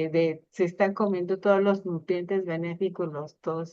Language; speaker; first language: Spanish; native; Spanish